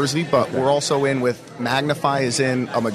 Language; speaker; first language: English; native; English